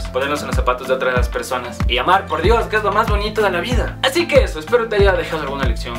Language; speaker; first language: Spanish; native; Spanish